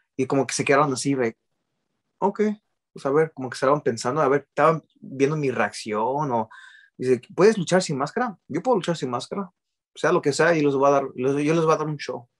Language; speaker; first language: Spanish; early bilingual, heritage; Spanish